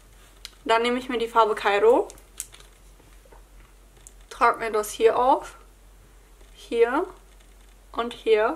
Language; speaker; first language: German; native; German